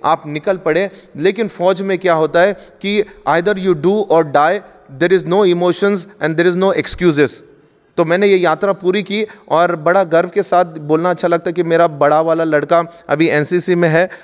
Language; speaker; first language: Hindi; non-native, local second language; Marathi